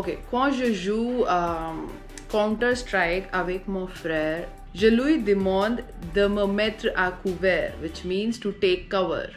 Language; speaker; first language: French; non-native, fluent; Hindi